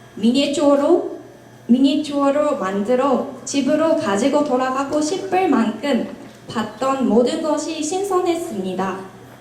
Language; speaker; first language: Korean; non-native, fluent; Japanese